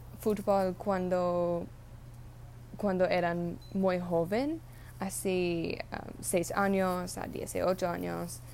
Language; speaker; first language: Spanish; non-native, learner; English